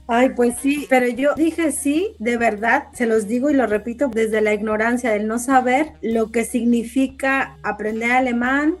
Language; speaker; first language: Spanish; native; Spanish